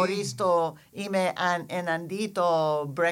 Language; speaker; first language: Greek; non-native, fluent; English